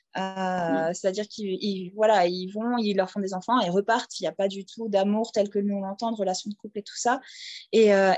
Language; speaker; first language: French; native; French